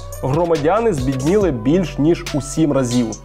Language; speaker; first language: Ukrainian; native; Ukrainian